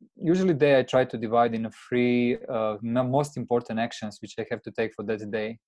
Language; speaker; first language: English; non-native, fluent; Croatian